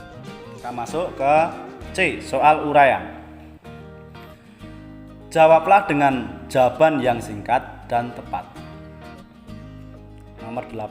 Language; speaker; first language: Indonesian; native; Indonesian